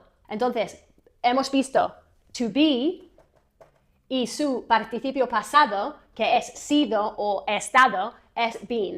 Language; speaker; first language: Spanish; non-native, fluent; English